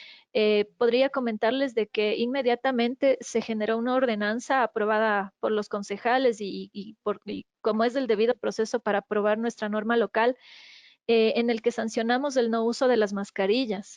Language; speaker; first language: Spanish; native; Spanish